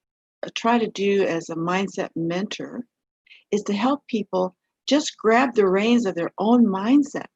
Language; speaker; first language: English; native; English